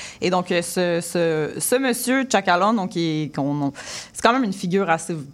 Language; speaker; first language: French; native; French